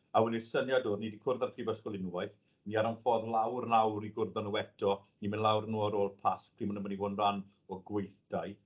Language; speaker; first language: Welsh; native; Welsh